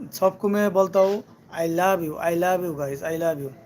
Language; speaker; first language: Hindi; non-native, learner; Bangla